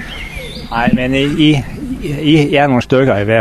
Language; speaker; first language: Danish; native; Danish